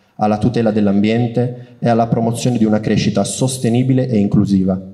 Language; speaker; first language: Italian; native; Italian